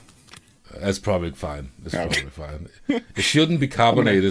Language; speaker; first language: English; non-native, fluent; Danish